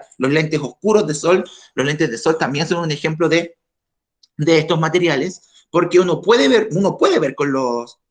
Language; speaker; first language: Spanish; native; Spanish